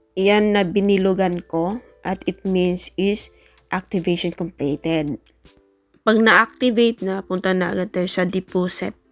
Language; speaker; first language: Filipino; native; Filipino